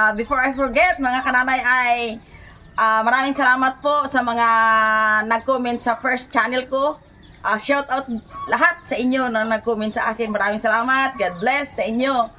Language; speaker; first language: Filipino; non-native, local second language; Cebuano